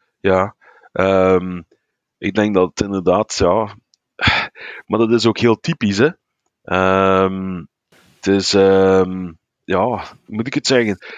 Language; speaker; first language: Dutch; native; Dutch